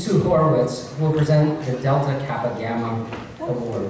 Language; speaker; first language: English; native; English